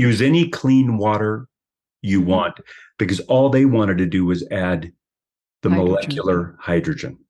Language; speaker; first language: English; native; English